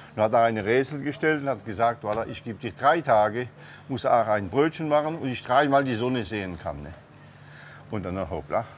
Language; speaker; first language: German; non-native, local second language; French